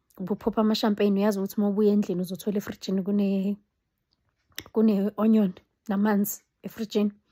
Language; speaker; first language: Zulu; native; Zulu